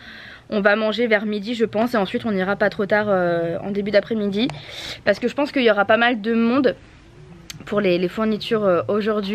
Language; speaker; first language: French; native; French